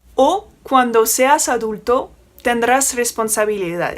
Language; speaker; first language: Spanish; non-native, fluent; French